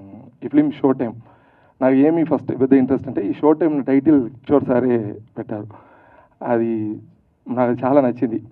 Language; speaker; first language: Telugu; early bilingual, heritage; Telugu